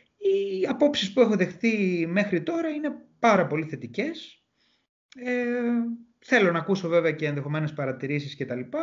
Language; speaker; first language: Greek; native; Greek